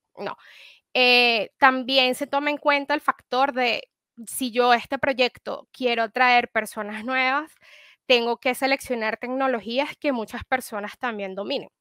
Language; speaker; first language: Spanish; native; Spanish